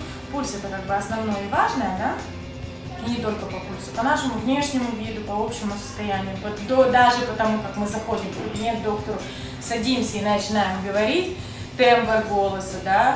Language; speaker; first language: Russian; native; Russian